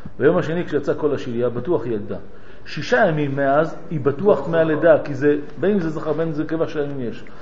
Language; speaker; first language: Hebrew; non-native, fluent; French